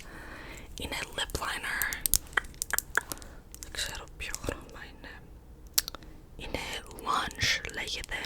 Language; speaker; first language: Greek; early bilingual, heritage; English